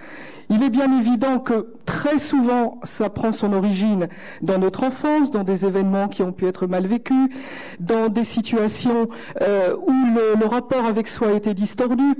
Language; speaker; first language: French; native; French